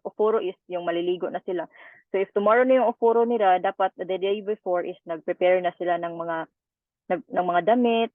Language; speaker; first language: Filipino; native; Filipino